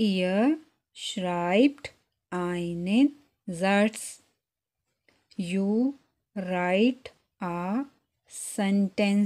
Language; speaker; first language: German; non-native, fluent; Urdu